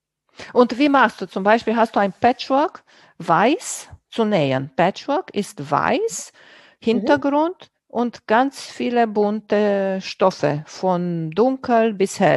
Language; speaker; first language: German; non-native, fluent; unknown